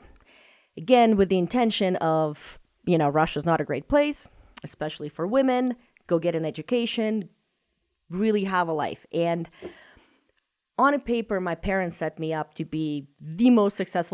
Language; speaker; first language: English; non-native, fluent; Russian